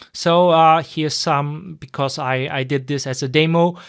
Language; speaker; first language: English; non-native, fluent; German